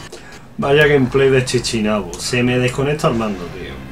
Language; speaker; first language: Spanish; native; Spanish